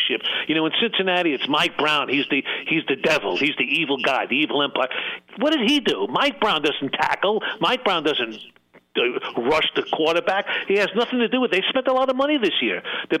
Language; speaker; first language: English; native; English